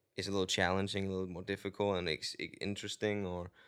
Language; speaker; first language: English; non-native, fluent; Danish